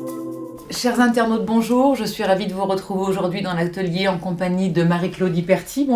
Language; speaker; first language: French; native; French